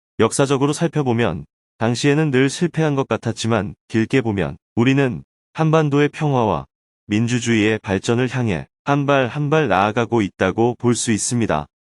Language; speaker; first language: Korean; native; Korean